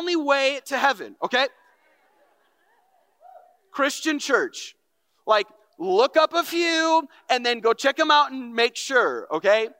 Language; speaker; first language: English; native; English